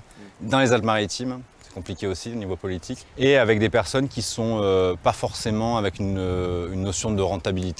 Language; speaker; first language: French; native; French